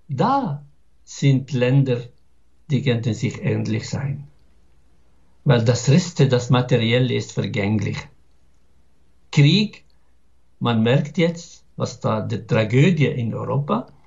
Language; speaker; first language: German; non-native, fluent; Arabic